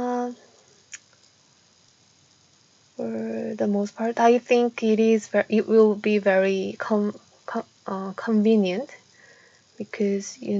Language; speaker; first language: English; non-native, fluent; Korean